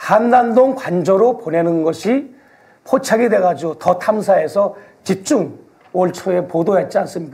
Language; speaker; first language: Korean; native; Korean